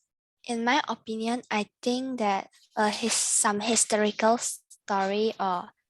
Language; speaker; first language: English; non-native, learner; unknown